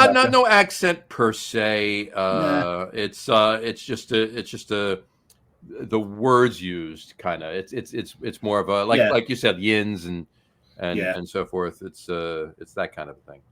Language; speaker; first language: English; native; English